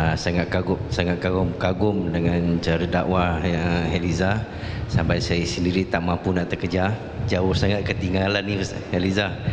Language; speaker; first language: Malay; non-native, local second language; Chinese